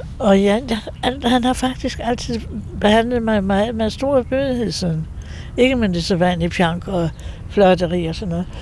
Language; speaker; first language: Danish; native; Danish